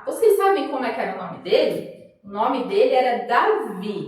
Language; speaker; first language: Portuguese; native; Portuguese